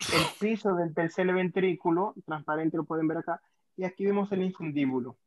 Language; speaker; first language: Spanish; native; Spanish